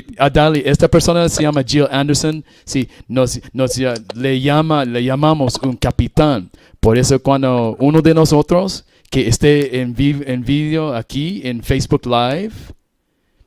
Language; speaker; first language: Spanish; non-native, learner; English